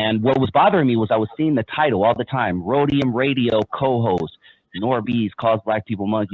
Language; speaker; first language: English; native; English